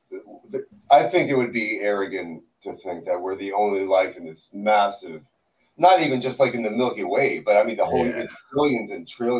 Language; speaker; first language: English; native; English